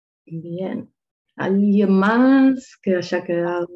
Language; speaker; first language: Spanish; native; Spanish